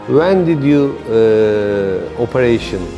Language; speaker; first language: English; non-native, learner; Turkish